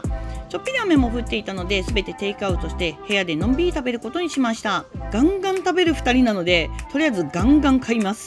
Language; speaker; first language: Japanese; native; Japanese